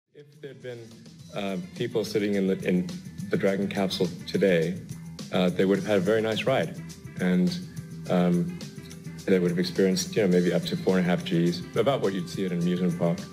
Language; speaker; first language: English; native; English